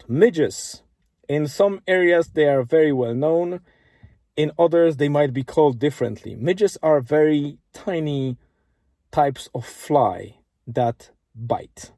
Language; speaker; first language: English; non-native, fluent; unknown